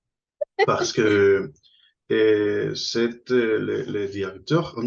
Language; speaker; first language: French; non-native, learner; Spanish